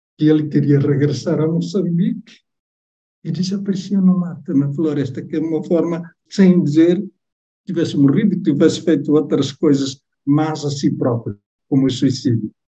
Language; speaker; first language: Portuguese; non-native, local second language; Tetum